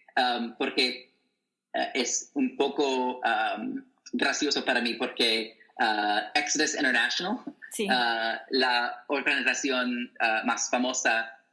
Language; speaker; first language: Spanish; non-native, learner; English